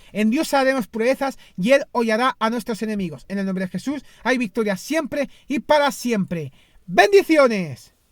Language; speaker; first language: Spanish; non-native, fluent; Greek